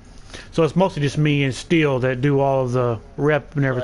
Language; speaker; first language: English; native; English